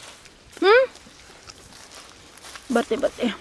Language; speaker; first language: German; non-native, learner; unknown